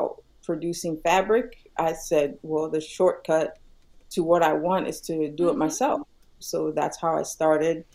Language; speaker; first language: English; non-native, local second language; Yoruba